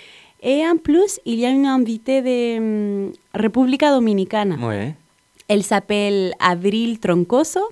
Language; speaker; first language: French; non-native, learner; Spanish